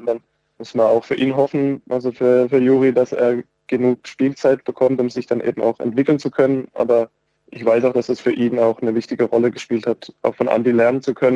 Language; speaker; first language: German; native; German